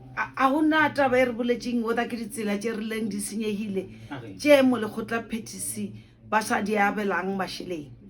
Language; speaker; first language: Northern Sotho; non-native, local second language; Venda